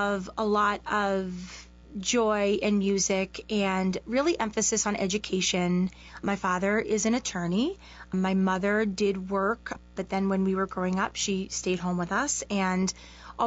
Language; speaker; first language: English; native; English